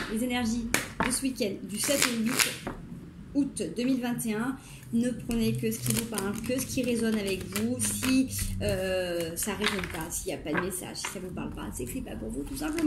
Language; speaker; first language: French; native; French